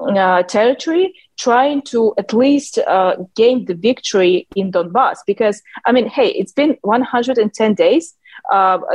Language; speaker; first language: English; non-native, fluent; Ukrainian